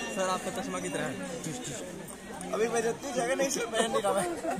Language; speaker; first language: Hindi; native; Hindi